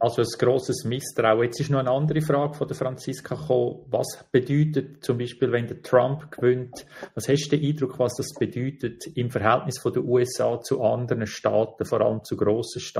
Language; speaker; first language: German; native; German